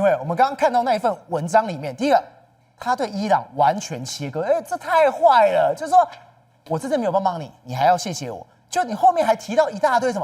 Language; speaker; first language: Chinese; native; Chinese